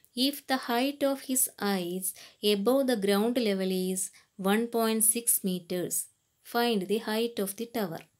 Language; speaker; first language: English; non-native, local second language; Malayalam